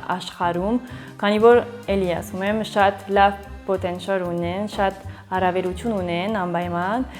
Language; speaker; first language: Armenian; early bilingual, heritage; Armenian